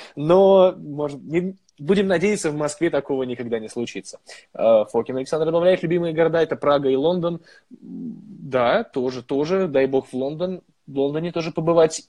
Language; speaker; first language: Russian; native; Russian